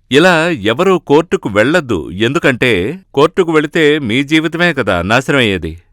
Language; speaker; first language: Telugu; non-native, fluent; Malayalam